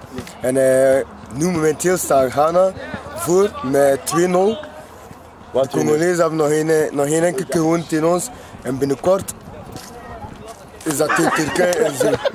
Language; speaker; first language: Dutch; non-native, fluent; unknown